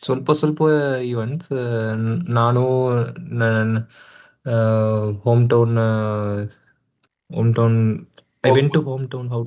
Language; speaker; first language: Kannada; non-native, learner; Tamil